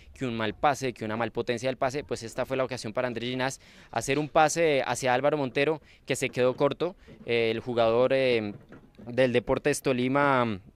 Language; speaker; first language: Spanish; native; Spanish